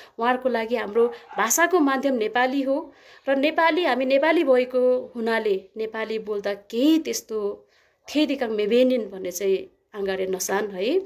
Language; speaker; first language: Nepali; non-native, local second language; Limburgish